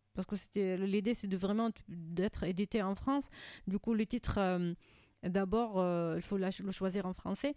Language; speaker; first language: French; non-native, fluent; Arabic